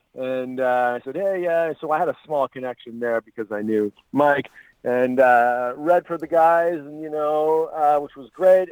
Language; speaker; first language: English; native; English